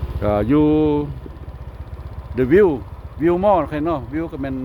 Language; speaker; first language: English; non-native, learner; Lao